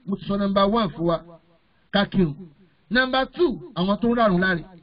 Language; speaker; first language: English; non-native, local second language; Yoruba